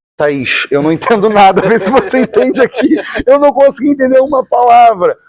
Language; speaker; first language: Portuguese; native; Portuguese